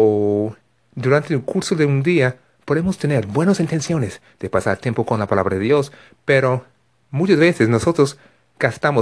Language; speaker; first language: Spanish; non-native, fluent; English